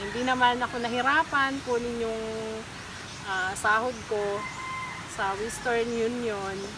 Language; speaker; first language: Filipino; non-native, local second language; Waray